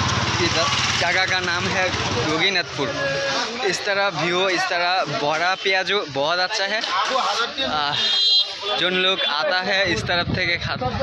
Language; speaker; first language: Hindi; non-native, learner; Bangla